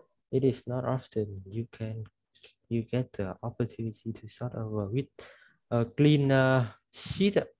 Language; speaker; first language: English; non-native, learner; Vietnamese